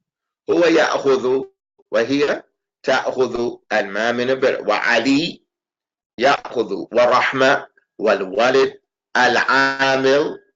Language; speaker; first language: Arabic; non-native, fluent; English